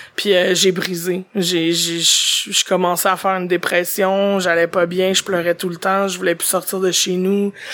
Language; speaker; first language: French; native; French